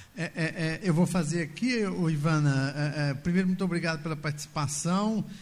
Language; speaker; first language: Portuguese; native; Portuguese